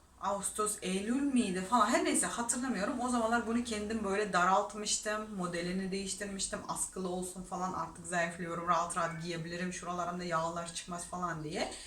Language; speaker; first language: Turkish; non-native, fluent; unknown